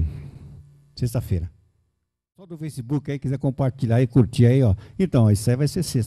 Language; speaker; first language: Portuguese; native; Portuguese